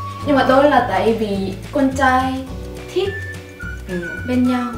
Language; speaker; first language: Vietnamese; non-native, learner; Korean